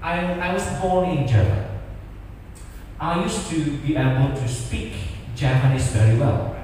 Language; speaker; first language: English; non-native, fluent; Indonesian